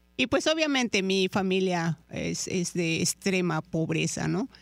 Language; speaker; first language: Spanish; native; Spanish